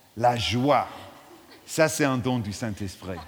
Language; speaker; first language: French; non-native, fluent; English